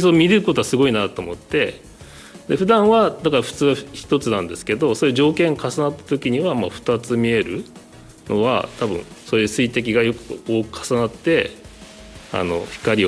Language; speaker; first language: Japanese; native; Japanese